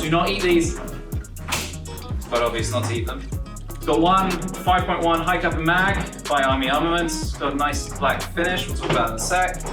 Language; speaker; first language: English; native; English